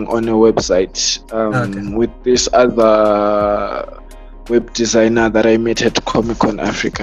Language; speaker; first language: English; non-native, local second language; North Ndebele